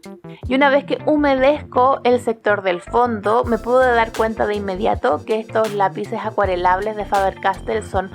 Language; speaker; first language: Spanish; native; Spanish